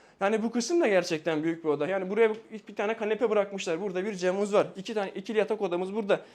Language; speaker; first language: Turkish; native; Turkish